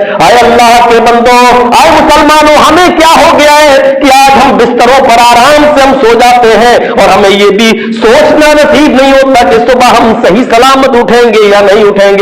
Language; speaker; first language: Urdu; native; Urdu